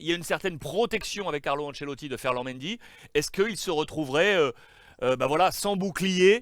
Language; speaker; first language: French; native; French